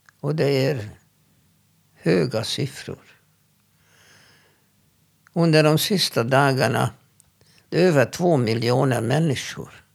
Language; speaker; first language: Swedish; non-native, fluent; Hungarian